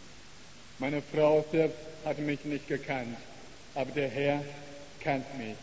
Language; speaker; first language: German; non-native, learner; Chinese